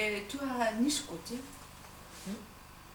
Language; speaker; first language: German; non-native, learner; Mongolian